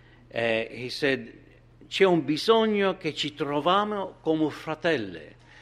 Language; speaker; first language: Italian; native; Italian